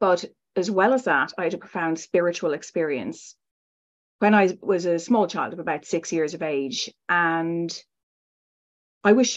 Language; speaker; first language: English; native; English